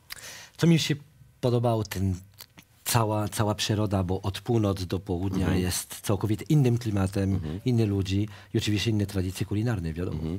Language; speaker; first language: Polish; non-native, fluent; French